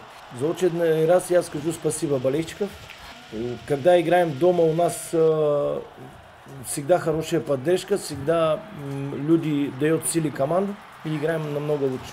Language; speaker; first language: Russian; non-native, fluent; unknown